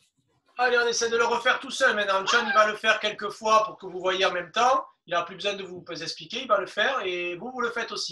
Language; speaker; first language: French; native; French